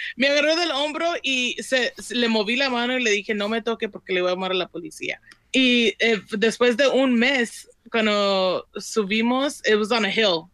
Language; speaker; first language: Spanish; early bilingual, heritage; Spanish